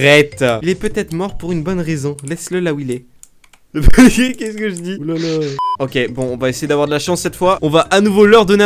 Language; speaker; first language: French; native; French